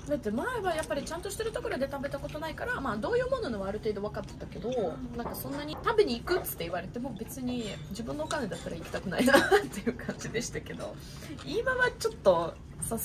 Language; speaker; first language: Japanese; non-native, fluent; Italian